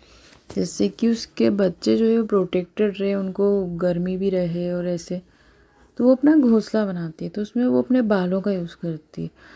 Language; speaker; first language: Hindi; native; Hindi